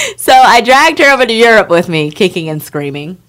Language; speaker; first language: English; native; English